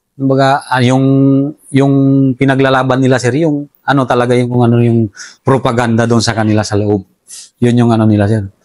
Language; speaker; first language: Filipino; non-native, local second language; Cebuano